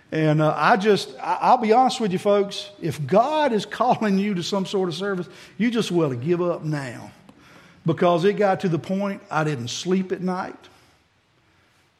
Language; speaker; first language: English; native; English